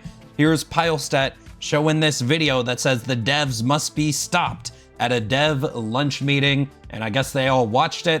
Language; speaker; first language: English; native; English